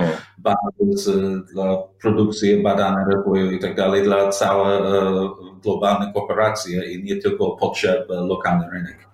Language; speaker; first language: Polish; non-native, learner; English